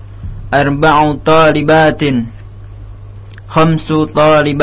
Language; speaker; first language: Arabic; non-native, learner; Indonesian